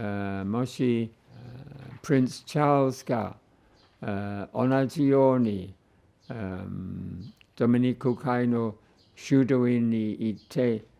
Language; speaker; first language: Japanese; non-native, fluent; English